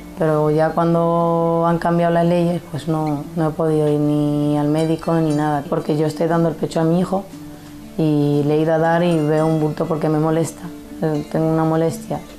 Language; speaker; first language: Spanish; early bilingual, other home language; Arabic